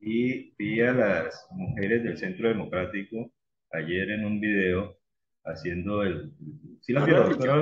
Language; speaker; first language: Spanish; native; Spanish